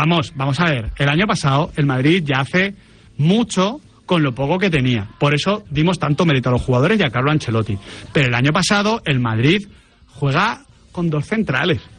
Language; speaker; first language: Spanish; native; Spanish